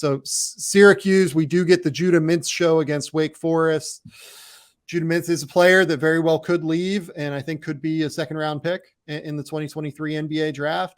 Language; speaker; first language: English; native; English